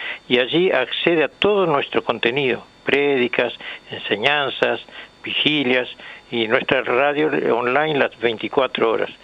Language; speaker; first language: Spanish; native; Spanish